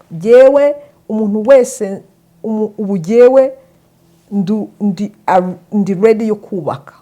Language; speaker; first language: Kinyarwanda; early bilingual, heritage; Kinyarwanda